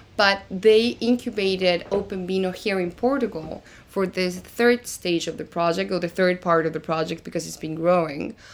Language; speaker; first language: English; non-native, fluent; Spanish